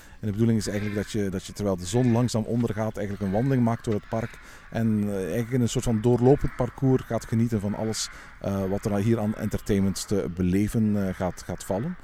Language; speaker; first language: Dutch; native; Dutch